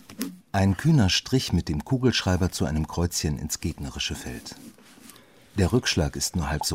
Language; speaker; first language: German; native; German